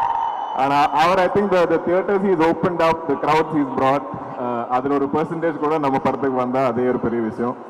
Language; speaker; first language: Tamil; non-native, local second language; Malayalam